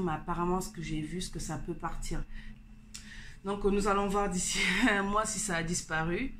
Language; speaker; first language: French; native; French